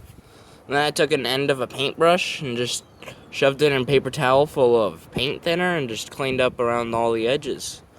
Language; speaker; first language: English; native; English